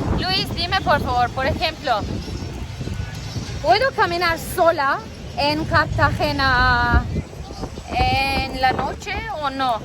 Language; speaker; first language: Spanish; non-native, learner; Turkish